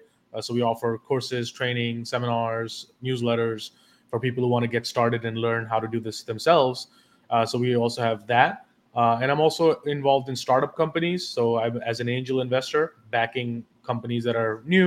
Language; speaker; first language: English; non-native, local second language; Hindi